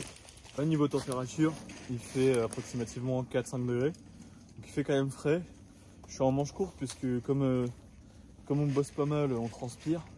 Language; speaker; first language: French; native; French